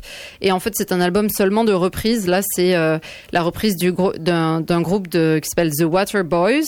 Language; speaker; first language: French; native; French